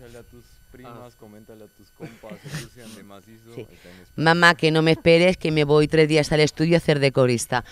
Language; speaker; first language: Spanish; non-native, local second language; Catalan